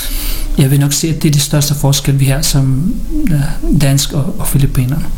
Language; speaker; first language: Danish; non-native, fluent; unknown